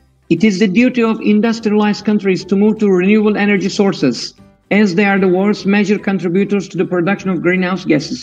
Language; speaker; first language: English; non-native, fluent; Turkish